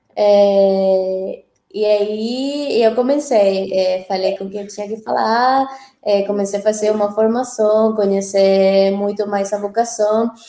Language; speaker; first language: Portuguese; non-native, fluent; Spanish